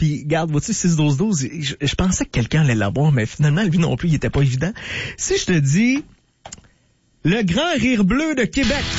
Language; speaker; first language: French; native; French